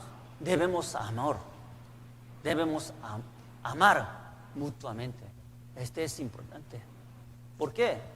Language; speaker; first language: Spanish; non-native, learner; Korean